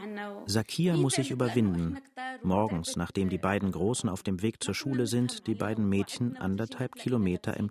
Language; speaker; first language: German; native; German